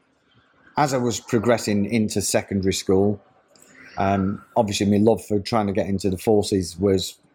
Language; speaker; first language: English; native; English